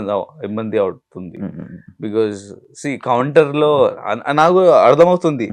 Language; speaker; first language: Telugu; non-native, learner; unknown